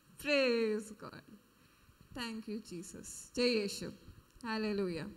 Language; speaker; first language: Marathi; non-native, local second language; Hindi